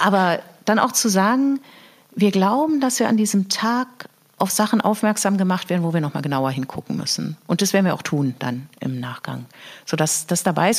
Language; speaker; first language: German; native; German